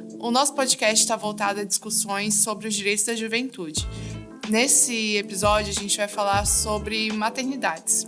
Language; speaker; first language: Portuguese; native; Portuguese